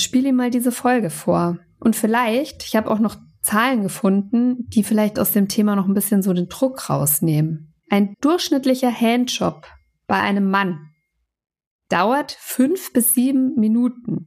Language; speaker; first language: German; native; German